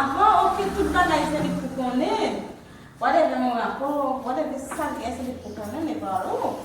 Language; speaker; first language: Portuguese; non-native, learner; Haitian Creole